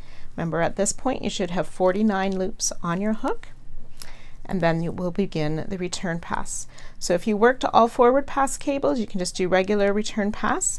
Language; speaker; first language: English; native; English